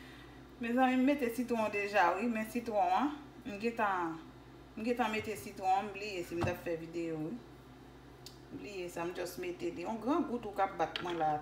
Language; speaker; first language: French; non-native, local second language; Haitian Creole